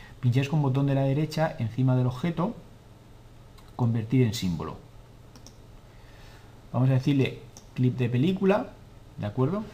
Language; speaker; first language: Spanish; native; Spanish